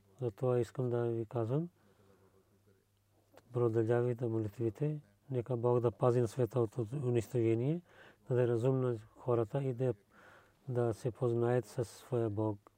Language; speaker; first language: Bulgarian; non-native, learner; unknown